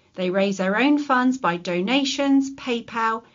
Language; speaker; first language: English; native; English